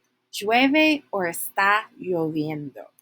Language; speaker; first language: Spanish; non-native, fluent; English